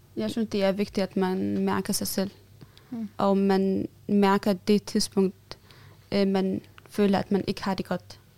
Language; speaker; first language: Danish; non-native, fluent; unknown